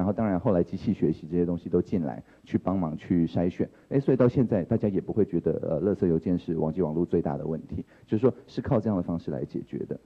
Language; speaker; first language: Chinese; native; Chinese